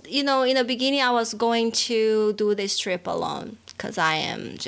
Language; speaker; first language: English; non-native, fluent; Portuguese